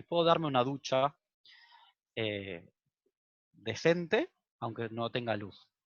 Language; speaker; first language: Spanish; native; Spanish